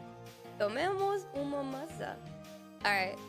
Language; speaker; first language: Portuguese; non-native, learner; English